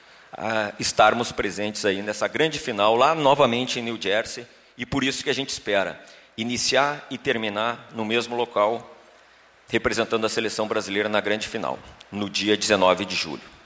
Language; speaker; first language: Portuguese; native; Portuguese